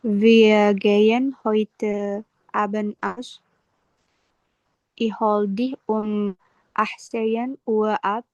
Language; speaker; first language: German; non-native, learner; Indonesian